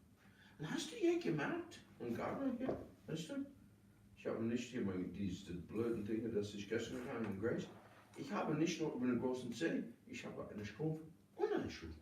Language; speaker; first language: German; non-native, fluent; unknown